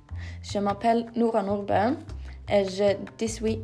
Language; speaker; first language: French; non-native, learner; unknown